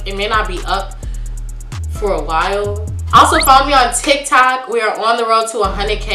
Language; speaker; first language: English; native; English